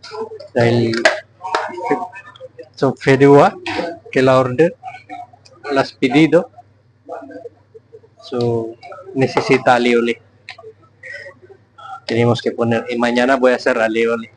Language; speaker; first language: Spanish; non-native, learner; Filipino